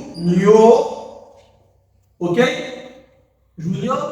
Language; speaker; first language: Portuguese; non-native, fluent; Haitian Creole